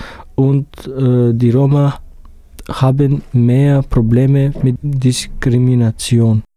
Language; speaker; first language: German; non-native, learner; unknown